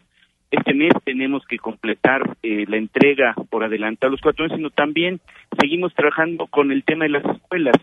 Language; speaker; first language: Spanish; native; Spanish